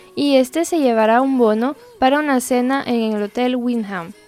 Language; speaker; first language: Spanish; non-native, fluent; French